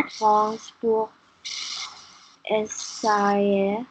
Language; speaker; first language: French; non-native, learner; English